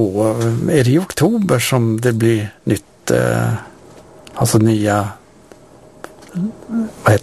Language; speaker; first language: Swedish; native; Swedish